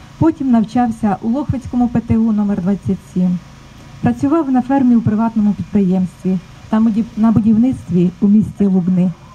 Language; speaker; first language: Ukrainian; native; Ukrainian